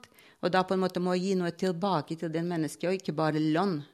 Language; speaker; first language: Norwegian; non-native, fluent; Latvian